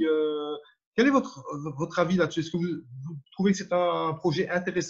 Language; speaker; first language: French; native; French